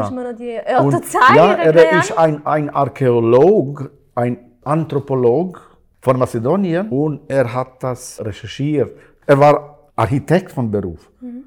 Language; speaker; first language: German; non-native, learner; Albanian